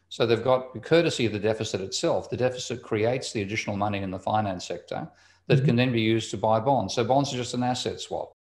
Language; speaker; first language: English; native; English